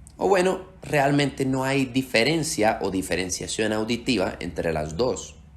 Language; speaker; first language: Spanish; early bilingual, heritage; Slovak